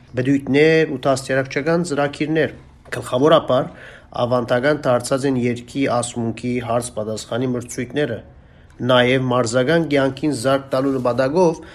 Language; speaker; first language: Armenian; native; Armenian